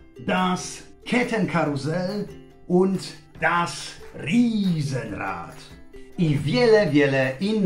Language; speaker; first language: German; non-native, fluent; Polish